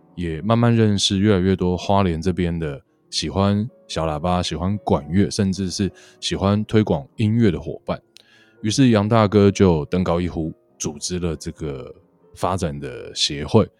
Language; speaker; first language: Chinese; native; Chinese